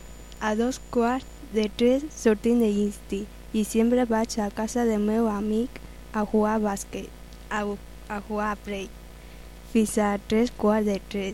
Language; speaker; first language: Catalan; non-native, learner; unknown